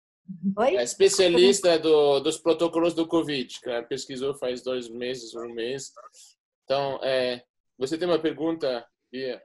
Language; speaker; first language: Portuguese; non-native, fluent; English